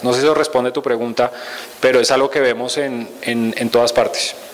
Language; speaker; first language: Spanish; native; Spanish